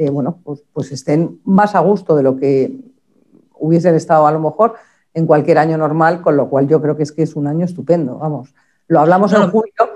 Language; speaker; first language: Spanish; native; Spanish